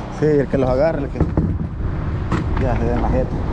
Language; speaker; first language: Spanish; native; Spanish